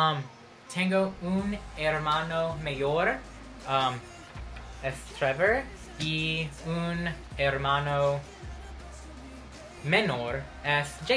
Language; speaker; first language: Spanish; non-native, learner; English